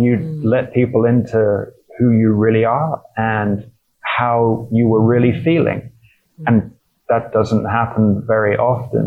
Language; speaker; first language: English; native; English